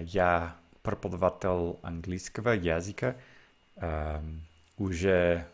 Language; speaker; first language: Russian; non-native, learner; English